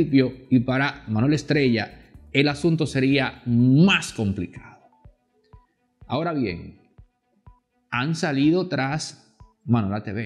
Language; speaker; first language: Spanish; native; Spanish